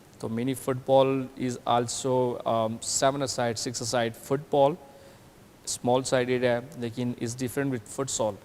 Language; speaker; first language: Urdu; early bilingual, heritage; Urdu